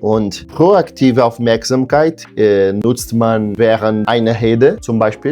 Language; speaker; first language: German; non-native, learner; Portuguese